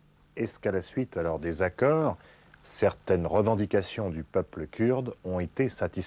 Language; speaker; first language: French; native; French